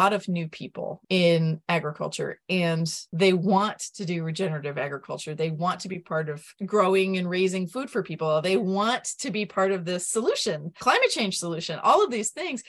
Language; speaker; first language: English; native; English